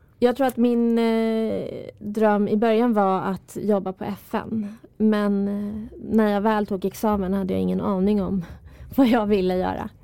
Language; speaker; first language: Swedish; early bilingual, other home language; Persian